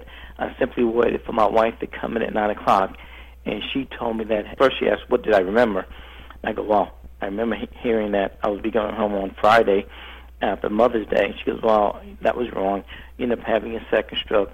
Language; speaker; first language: English; native; English